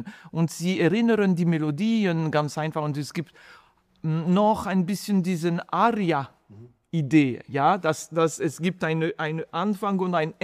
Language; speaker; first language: German; non-native, fluent; French